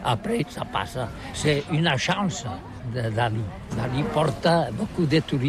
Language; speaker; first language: French; non-native, learner; Catalan